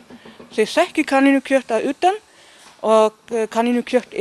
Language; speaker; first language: Icelandic; non-native, learner; Danish